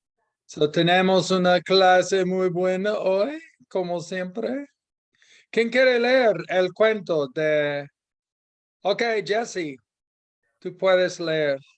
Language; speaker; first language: Spanish; non-native, fluent; English